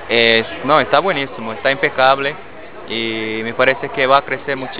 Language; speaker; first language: Spanish; non-native, fluent; Portuguese